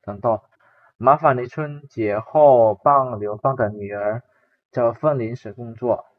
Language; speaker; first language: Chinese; non-native, fluent; Indonesian